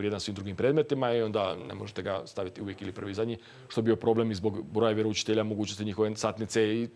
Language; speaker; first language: Croatian; native; Croatian